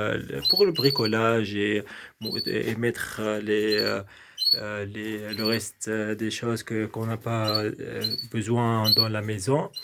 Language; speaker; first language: French; non-native, local second language; Arabic